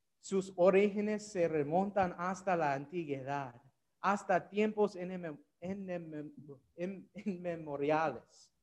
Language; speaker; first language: Spanish; non-native, learner; English